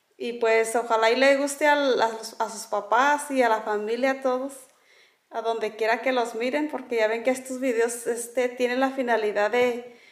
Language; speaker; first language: Spanish; native; Spanish